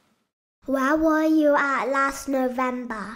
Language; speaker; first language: English; non-native, fluent; Chinese